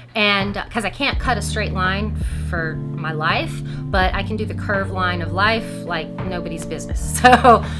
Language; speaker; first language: English; native; English